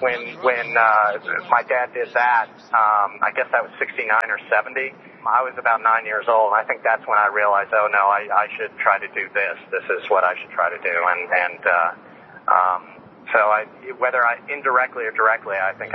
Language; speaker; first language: English; native; English